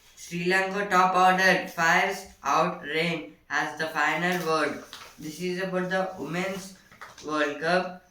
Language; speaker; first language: English; non-native, local second language; Telugu